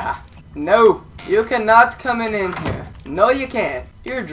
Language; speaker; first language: English; native; English